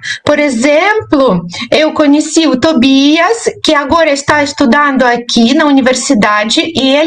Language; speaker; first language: Portuguese; non-native, fluent; Russian